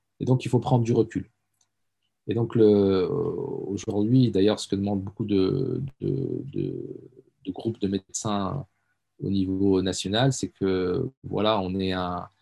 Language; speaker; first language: French; early bilingual, other home language; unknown